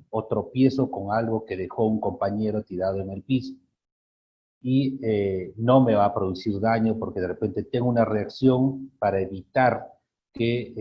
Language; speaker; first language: Spanish; native; Spanish